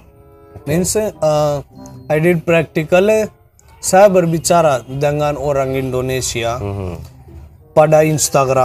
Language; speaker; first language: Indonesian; non-native, learner; Hindi